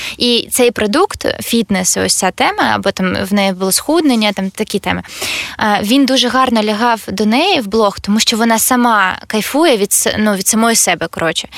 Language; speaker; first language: Ukrainian; non-native, local second language; Russian